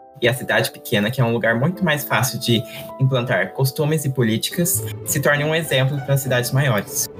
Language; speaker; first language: Portuguese; native; Portuguese